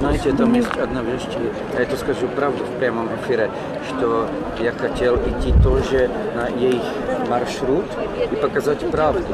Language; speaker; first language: Russian; non-native, learner; Czech